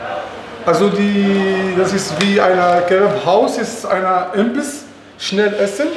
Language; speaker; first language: German; non-native, learner; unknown